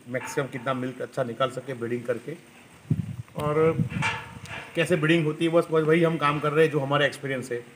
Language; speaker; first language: Hindi; non-native, local second language; Gujarati